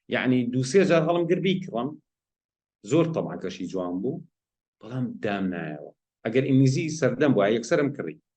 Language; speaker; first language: Central Kurdish; non-native, local second language; Gurani